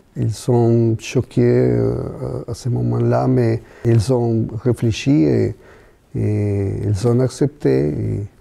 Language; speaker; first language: French; non-native, learner; Spanish